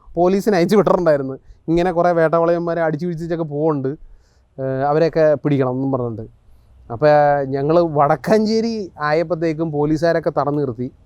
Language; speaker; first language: Malayalam; native; Malayalam